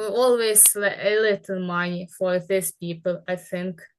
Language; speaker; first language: English; non-native, learner; Ukrainian